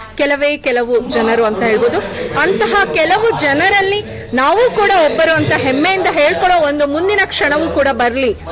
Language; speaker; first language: Kannada; non-native, local second language; Malayalam